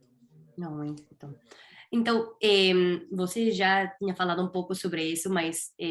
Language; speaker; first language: Portuguese; non-native, fluent; Spanish